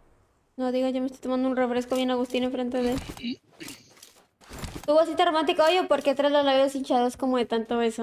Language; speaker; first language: Spanish; native; Spanish